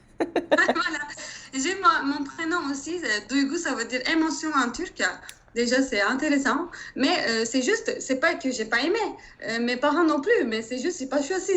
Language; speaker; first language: French; non-native, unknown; Turkish